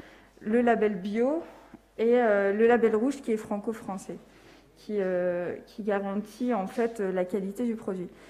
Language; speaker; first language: French; native; French